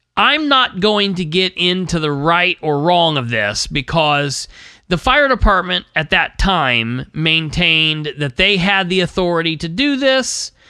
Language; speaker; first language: English; native; English